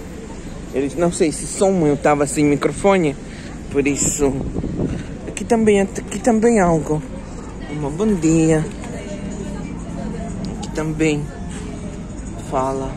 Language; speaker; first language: Portuguese; non-native, learner; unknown